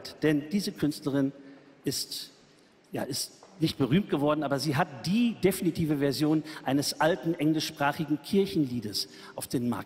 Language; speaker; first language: German; native; German